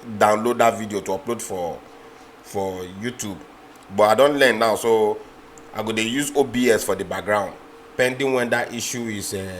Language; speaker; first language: Nigerian Pidgin; native; Nigerian Pidgin